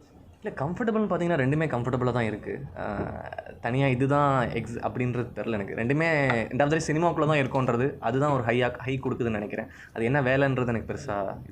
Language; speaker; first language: Tamil; native; Tamil